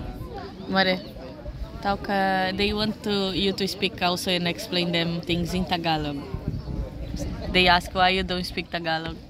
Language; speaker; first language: English; non-native, learner; Portuguese